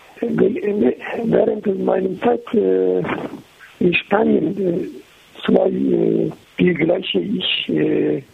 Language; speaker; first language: German; non-native, learner; Turkish